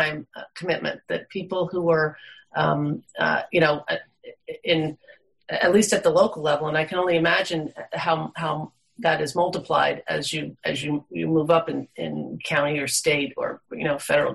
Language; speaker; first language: English; native; English